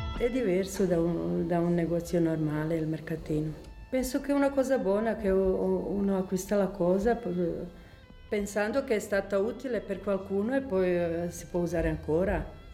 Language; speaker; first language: Italian; non-native, fluent; Croatian